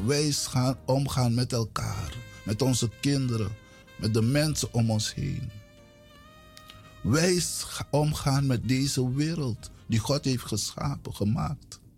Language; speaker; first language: Dutch; non-native, local second language; Sranan Tongo